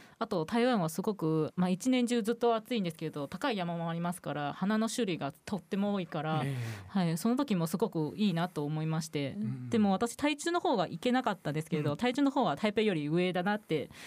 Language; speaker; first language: Japanese; early bilingual, heritage; Chinese